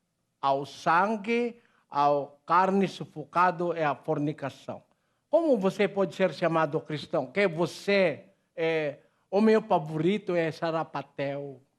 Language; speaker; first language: Portuguese; non-native, learner; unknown